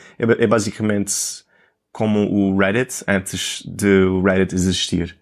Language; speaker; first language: Portuguese; non-native, fluent; English